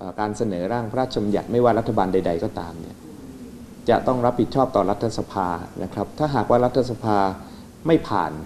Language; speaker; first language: Thai; native; Thai